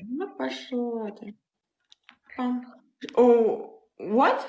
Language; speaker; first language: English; non-native, learner; Russian